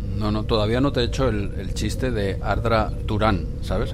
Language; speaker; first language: Spanish; native; Spanish